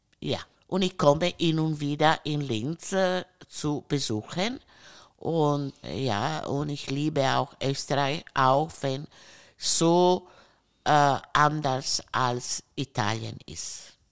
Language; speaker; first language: German; non-native, learner; Italian